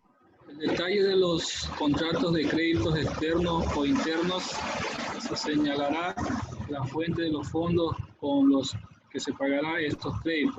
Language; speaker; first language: Spanish; native; Spanish